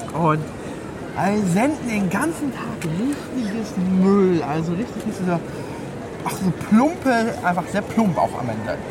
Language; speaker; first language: German; early bilingual, other home language; Polish